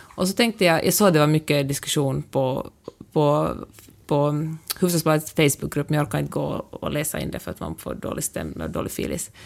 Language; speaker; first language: Swedish; native; Swedish